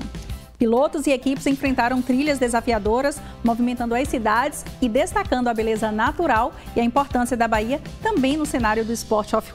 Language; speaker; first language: Portuguese; native; Portuguese